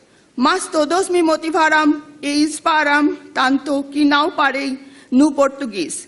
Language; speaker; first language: Portuguese; non-native, learner; Bangla